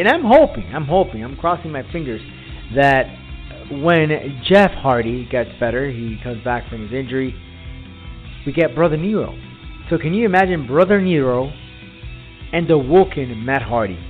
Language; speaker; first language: English; early bilingual, other home language; Spanish